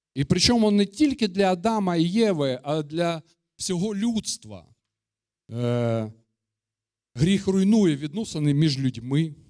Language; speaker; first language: Ukrainian; non-native, local second language; Russian